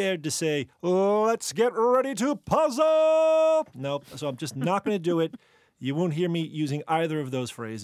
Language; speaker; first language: English; native; English